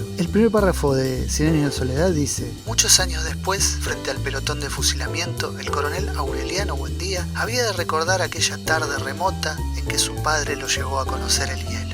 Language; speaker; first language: Spanish; native; Spanish